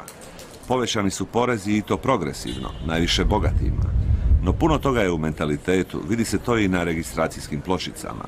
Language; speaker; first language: Croatian; native; Croatian